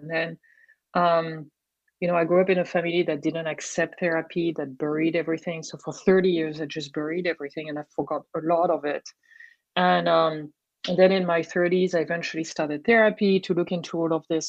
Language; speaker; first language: English; non-native, fluent; French